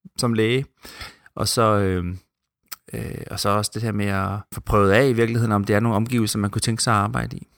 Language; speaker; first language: Danish; native; Danish